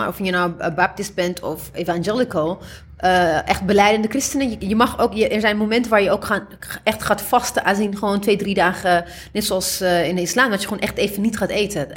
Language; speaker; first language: Dutch; early bilingual, other home language; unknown